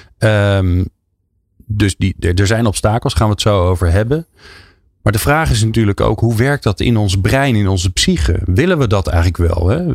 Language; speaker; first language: Dutch; native; Dutch